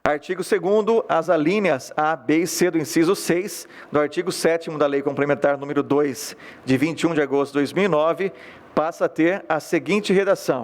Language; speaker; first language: Portuguese; native; Portuguese